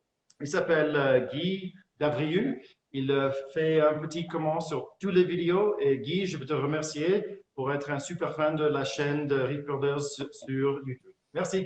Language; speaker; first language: French; non-native, fluent; English